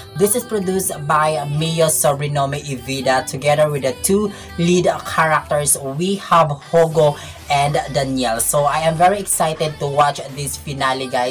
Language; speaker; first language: English; non-native, local second language; Filipino